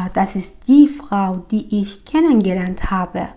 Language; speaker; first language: German; non-native, fluent; Persian